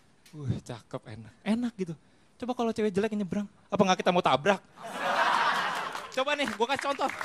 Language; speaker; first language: Indonesian; native; Indonesian